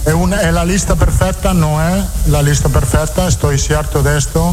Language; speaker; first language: Portuguese; non-native, fluent; Italian